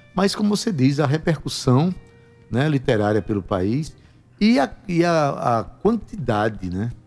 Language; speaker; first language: Portuguese; native; Portuguese